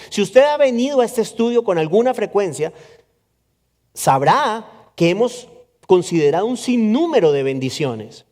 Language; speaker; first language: Spanish; native; Spanish